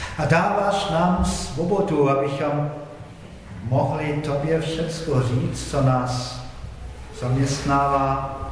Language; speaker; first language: Czech; non-native, fluent; German